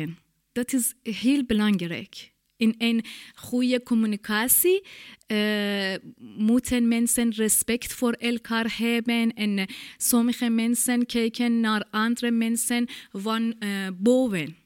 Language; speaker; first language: Dutch; non-native, learner; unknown